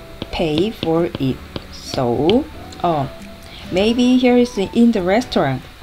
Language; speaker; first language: English; non-native, fluent; Korean